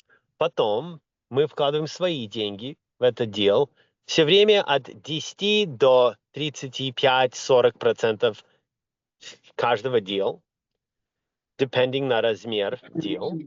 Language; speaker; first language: Russian; early bilingual, other home language; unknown